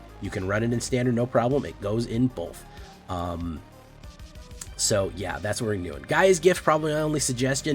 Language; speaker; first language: English; native; English